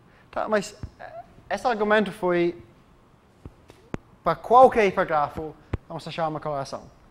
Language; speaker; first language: Portuguese; non-native, fluent; English